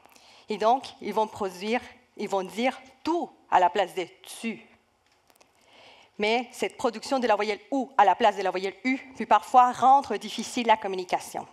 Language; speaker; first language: French; non-native, fluent; Spanish